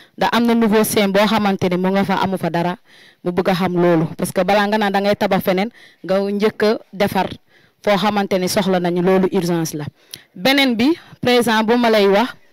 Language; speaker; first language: Wolof; non-native, local second language; Jola-Fonyi